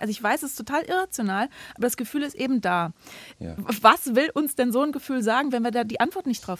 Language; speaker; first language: German; native; German